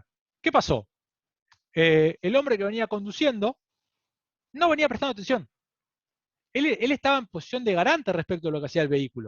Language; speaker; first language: Spanish; native; Spanish